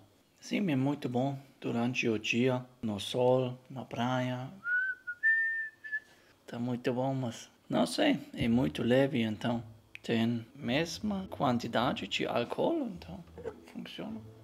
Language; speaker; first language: Portuguese; non-native, learner; German